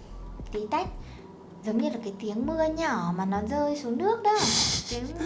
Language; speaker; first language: Vietnamese; native; Vietnamese